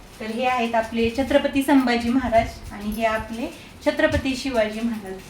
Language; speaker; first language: Marathi; native; Marathi